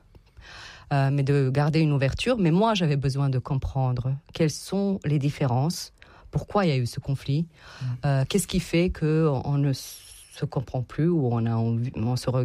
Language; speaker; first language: French; non-native, fluent; Serbian